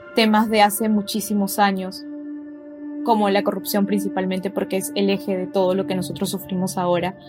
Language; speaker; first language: Spanish; native; Spanish